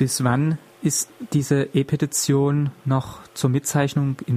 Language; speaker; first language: German; native; German